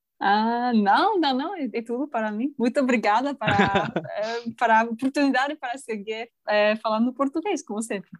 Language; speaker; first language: Portuguese; non-native, fluent; English